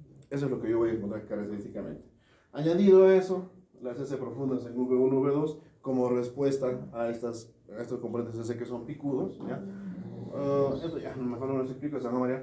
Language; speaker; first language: Spanish; native; Spanish